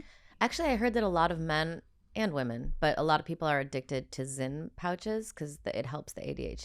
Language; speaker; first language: English; native; English